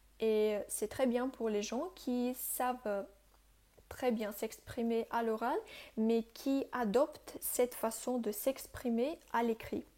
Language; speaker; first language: French; non-native, fluent; Russian